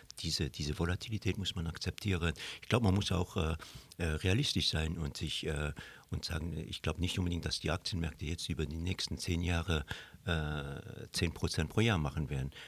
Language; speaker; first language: German; non-native, local second language; Luxembourgish